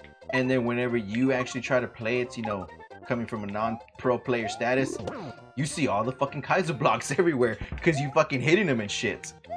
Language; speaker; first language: English; early bilingual, other home language; Spanish